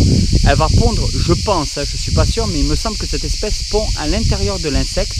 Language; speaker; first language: French; native; French